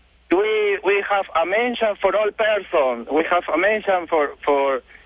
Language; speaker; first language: English; non-native, learner; Spanish